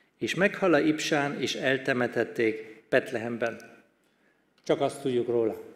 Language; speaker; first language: Hungarian; non-native, fluent; German